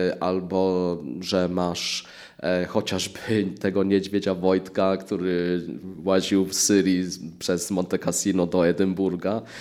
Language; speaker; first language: Polish; early bilingual, heritage; English